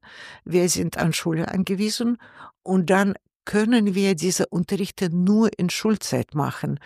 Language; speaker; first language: German; non-native, learner; Russian